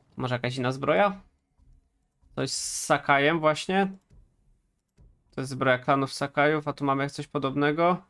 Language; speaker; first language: Polish; native; Polish